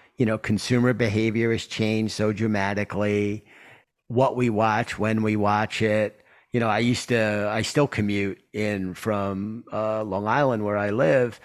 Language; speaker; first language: English; native; English